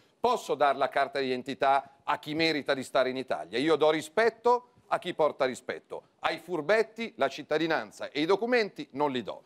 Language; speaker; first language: Italian; native; Italian